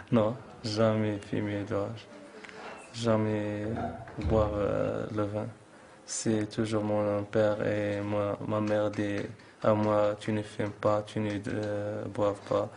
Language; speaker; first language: French; non-native, learner; Arabic